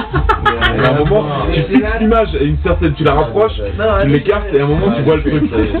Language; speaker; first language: French; native; French